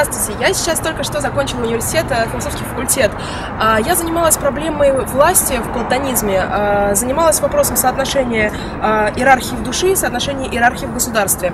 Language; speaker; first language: Russian; native; Russian